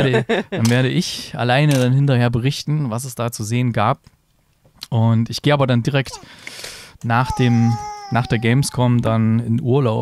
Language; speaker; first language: German; native; German